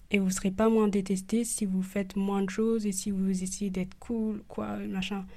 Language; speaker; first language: French; early bilingual, other home language; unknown